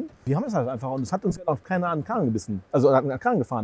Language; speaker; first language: German; native; German